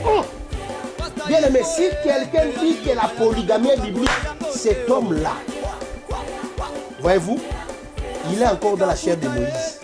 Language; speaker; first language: French; non-native, local second language; Lingala